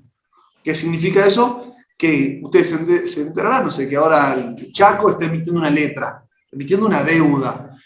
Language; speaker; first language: Spanish; native; Spanish